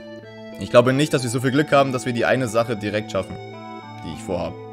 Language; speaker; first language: German; native; German